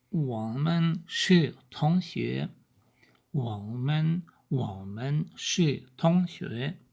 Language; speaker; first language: Chinese; non-native, learner; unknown